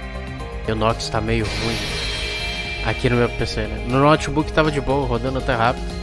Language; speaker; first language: Portuguese; native; Portuguese